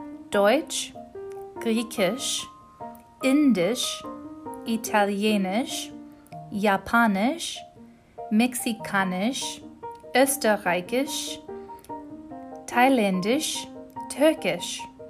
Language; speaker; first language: German; non-native, fluent; English